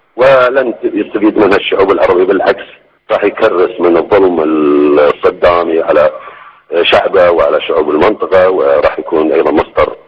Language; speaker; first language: Arabic; native; Arabic